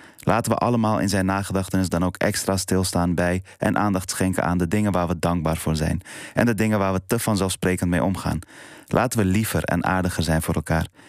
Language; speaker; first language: Dutch; early bilingual, other home language; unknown